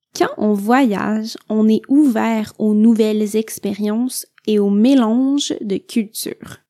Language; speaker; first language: French; native; French